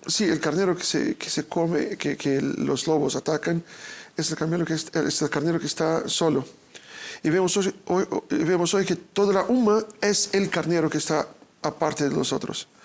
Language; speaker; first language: Spanish; non-native, fluent; Portuguese